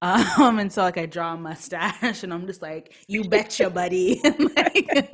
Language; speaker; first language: English; native; English